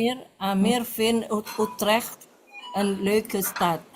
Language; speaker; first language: Dutch; non-native, learner; Indonesian